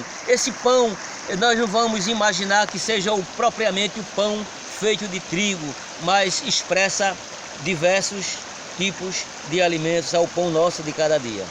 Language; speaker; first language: Portuguese; native; Portuguese